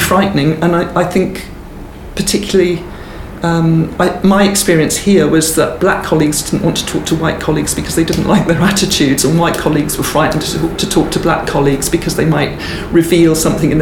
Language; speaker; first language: English; native; English